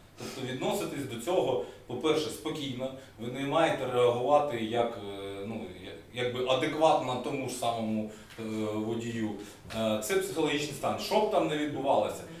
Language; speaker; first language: Ukrainian; non-native, local second language; Russian